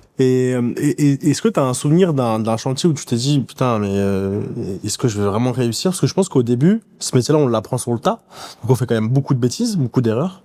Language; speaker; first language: French; native; French